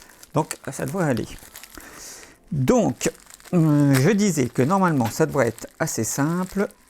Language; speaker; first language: French; native; French